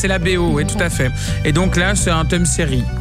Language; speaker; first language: French; native; French